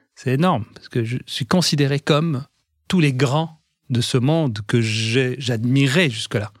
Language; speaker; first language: French; non-native, local second language; Arabic